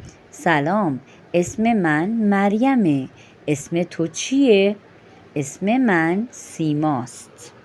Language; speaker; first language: Persian; non-native, fluent; Urdu